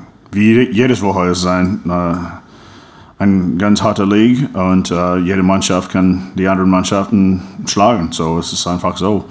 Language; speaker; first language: German; non-native, fluent; English